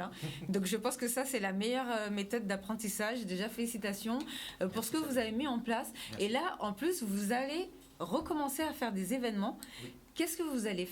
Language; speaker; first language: French; native; French